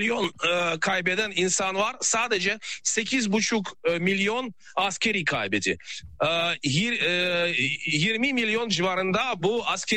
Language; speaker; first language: Turkish; non-native, fluent; Russian